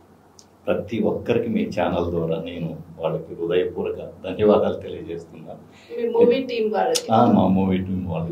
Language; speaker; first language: Telugu; native; Telugu